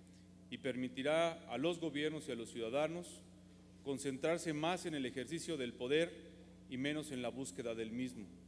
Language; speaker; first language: Spanish; native; Spanish